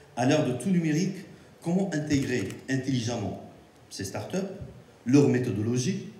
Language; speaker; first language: French; non-native, local second language; Arabic